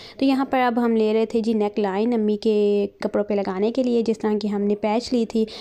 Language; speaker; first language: Urdu; native; Urdu